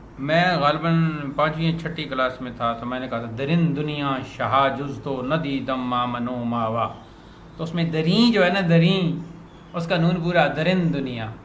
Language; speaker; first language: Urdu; non-native, local second language; Punjabi